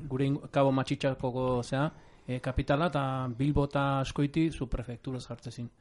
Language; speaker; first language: Basque; native; Basque